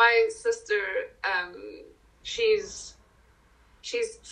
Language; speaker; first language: English; non-native, local second language; Afrikaans